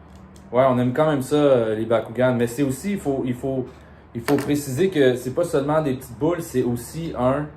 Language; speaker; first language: French; native; French